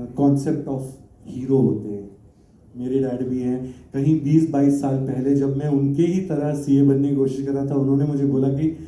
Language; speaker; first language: Hindi; non-native, local second language; Gujarati